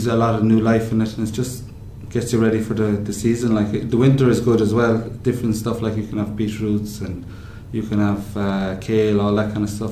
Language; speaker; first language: English; native; English